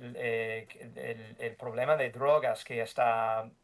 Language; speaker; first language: Spanish; non-native, learner; English